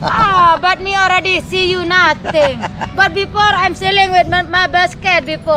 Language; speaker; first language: English; non-native, learner; Sasak